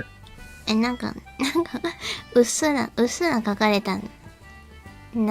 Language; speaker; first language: Japanese; native; Japanese